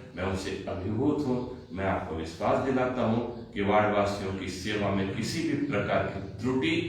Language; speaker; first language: Hindi; non-native, local second language; Bangla